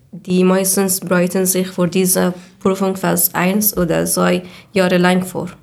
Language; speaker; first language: German; non-native, learner; Persian